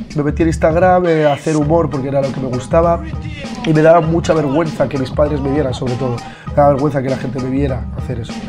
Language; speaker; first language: Spanish; early bilingual, other home language; Arabic